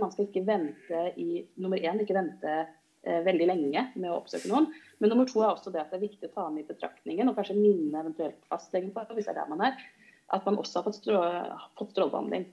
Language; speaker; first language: Norwegian; native; Norwegian